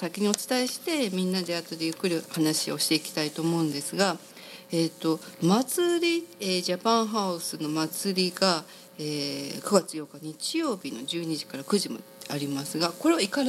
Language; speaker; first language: Japanese; native; Japanese